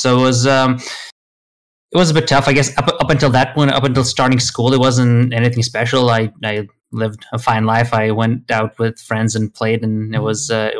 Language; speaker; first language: English; non-native, fluent; Swedish